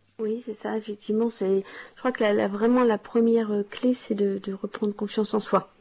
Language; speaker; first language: French; native; French